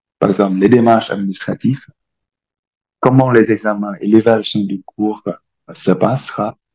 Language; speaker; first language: French; non-native, fluent; Vietnamese